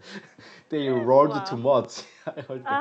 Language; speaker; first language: English; non-native, learner; Korean